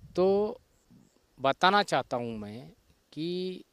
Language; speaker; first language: Hindi; non-native, local second language; Marathi